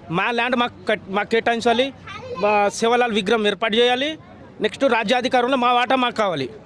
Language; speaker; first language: Telugu; non-native, local second language; Lambadi